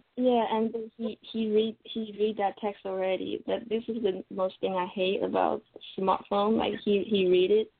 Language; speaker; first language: English; non-native, fluent; Chinese